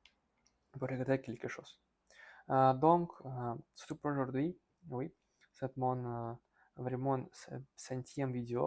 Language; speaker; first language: French; non-native, learner; Russian